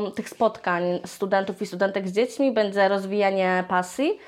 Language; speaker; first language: Polish; native; Polish